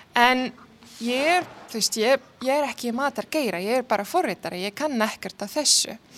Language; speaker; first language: Icelandic; non-native, fluent; Arabic